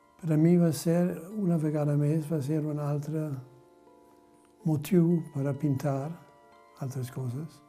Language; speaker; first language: Catalan; non-native, fluent; German